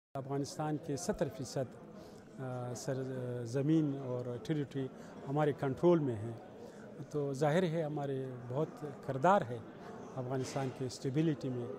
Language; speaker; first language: Hindi; non-native, fluent; Pashto